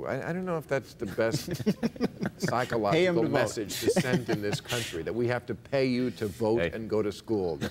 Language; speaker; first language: English; native; English